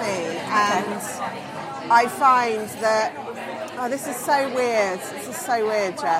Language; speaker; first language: English; native; English